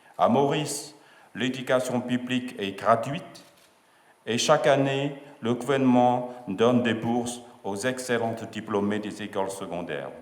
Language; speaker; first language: French; non-native, fluent; Chinese